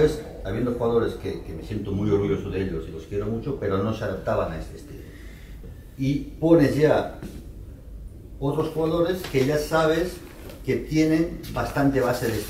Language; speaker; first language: Spanish; native; Spanish